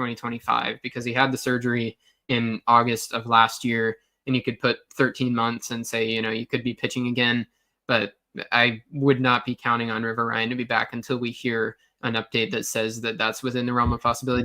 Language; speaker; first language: English; native; English